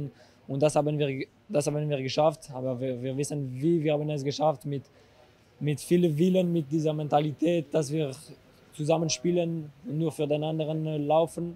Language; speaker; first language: German; non-native, local second language; French